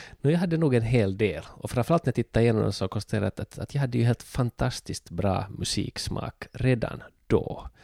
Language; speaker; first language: Swedish; native; Swedish